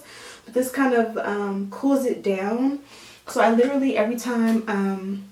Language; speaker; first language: English; native; English